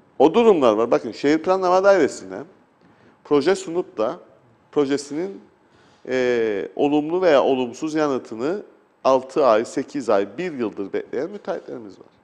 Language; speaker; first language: Turkish; native; Turkish